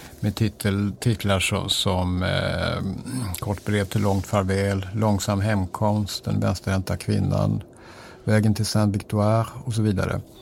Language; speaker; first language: Swedish; native; Swedish